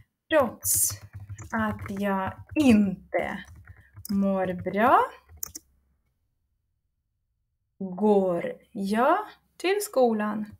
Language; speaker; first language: Swedish; non-native, fluent; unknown